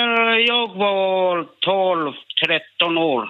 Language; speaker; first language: Swedish; non-native, learner; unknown